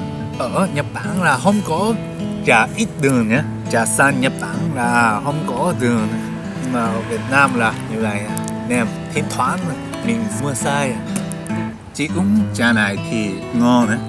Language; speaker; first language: Vietnamese; non-native, learner; Japanese